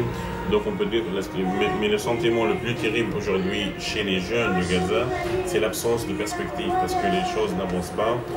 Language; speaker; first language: French; non-native, fluent; Arabic